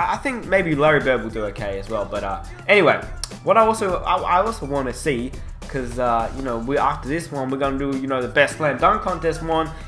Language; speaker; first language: English; native; English